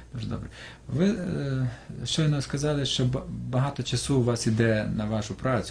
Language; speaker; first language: Ukrainian; native; Ukrainian